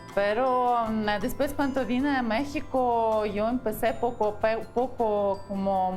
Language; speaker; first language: Spanish; non-native, learner; Ukrainian